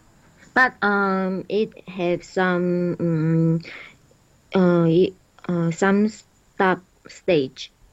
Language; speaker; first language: English; non-native, learner; Chinese